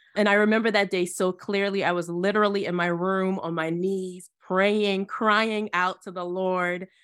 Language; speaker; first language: English; early bilingual, other home language; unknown